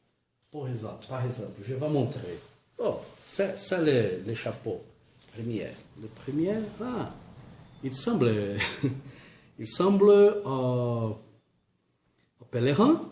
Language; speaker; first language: French; non-native, learner; Portuguese